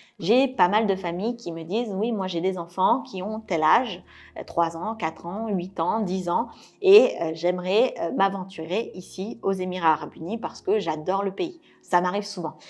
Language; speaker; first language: French; early bilingual, other home language; Korean